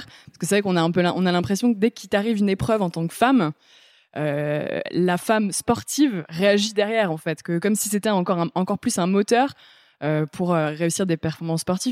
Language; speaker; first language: French; native; French